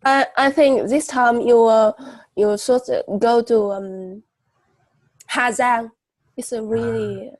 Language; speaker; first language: English; non-native, learner; Vietnamese